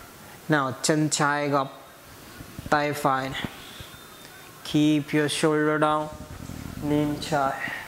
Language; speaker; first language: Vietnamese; non-native, learner; Hindi